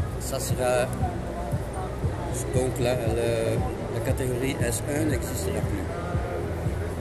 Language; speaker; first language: French; non-native, local second language; Dutch